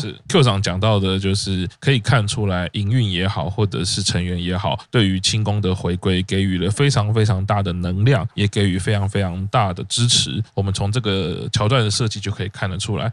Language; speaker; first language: Chinese; native; Chinese